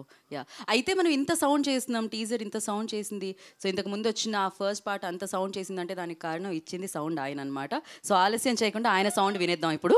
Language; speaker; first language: Telugu; native; Telugu